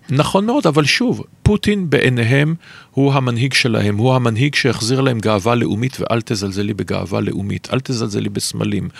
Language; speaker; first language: Hebrew; native; Hebrew